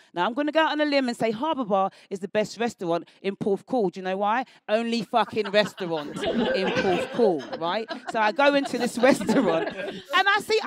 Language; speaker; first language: English; native; English